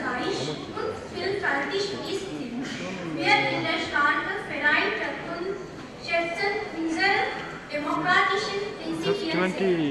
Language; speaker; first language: German; non-native, fluent; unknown